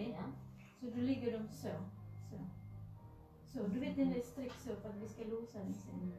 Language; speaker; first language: Swedish; non-native, learner; Cebuano